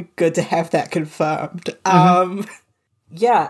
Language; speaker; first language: English; native; English